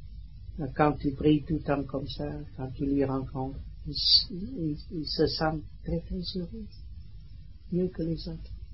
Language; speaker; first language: French; non-native, learner; Vietnamese